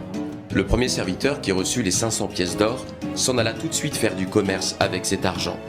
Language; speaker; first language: French; native; French